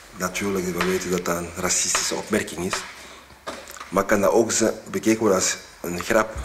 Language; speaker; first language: Dutch; early bilingual, other home language; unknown